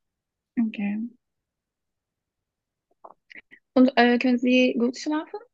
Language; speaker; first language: German; non-native, learner; Turkish